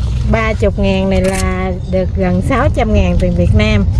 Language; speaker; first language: Vietnamese; early bilingual, heritage; Vietnamese